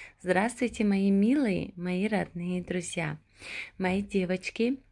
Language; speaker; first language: Russian; non-native, local second language; Tajik